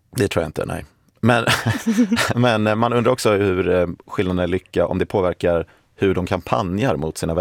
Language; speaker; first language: Swedish; native; Swedish